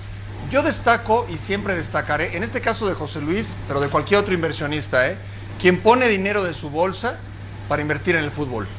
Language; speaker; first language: Spanish; native; Spanish